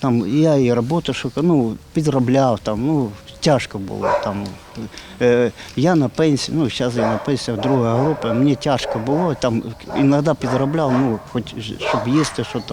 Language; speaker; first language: Ukrainian; non-native, local second language; Russian